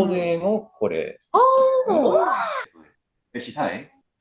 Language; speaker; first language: Japanese; non-native, fluent; English